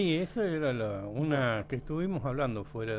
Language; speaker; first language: Spanish; native; Spanish